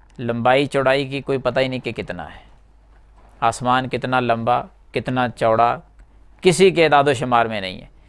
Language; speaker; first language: Urdu; native; Urdu